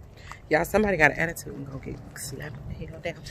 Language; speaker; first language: English; native; English